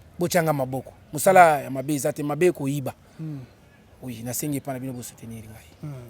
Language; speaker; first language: Lingala; non-native, local second language; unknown